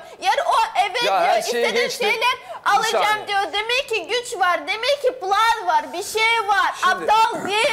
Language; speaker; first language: Turkish; non-native, learner; Russian